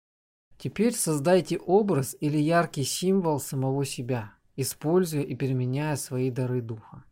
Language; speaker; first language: Russian; native; Russian